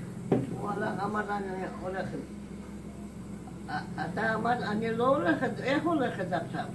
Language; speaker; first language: Hebrew; non-native, learner; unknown